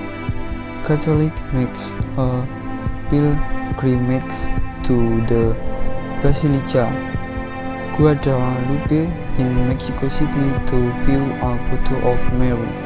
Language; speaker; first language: English; non-native, learner; Indonesian